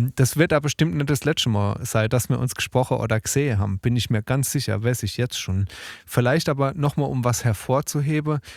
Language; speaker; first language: German; native; German